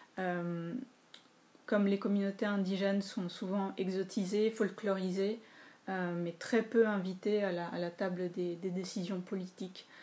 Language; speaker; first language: French; non-native, fluent; Spanish